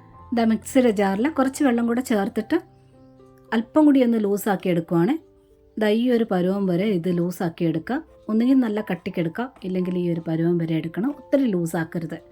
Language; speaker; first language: Malayalam; native; Malayalam